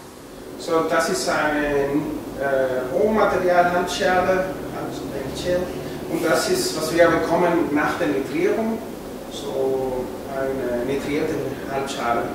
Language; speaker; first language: German; non-native, fluent; Spanish